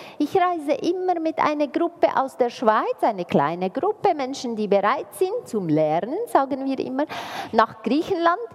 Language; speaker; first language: German; non-native, fluent; Arabic